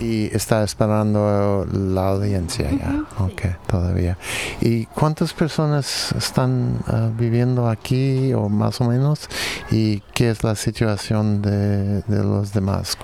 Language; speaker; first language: Spanish; non-native, fluent; English